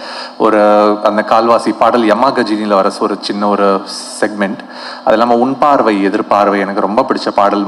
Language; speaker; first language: Tamil; native; Tamil